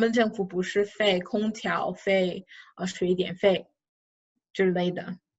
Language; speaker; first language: Chinese; non-native, fluent; English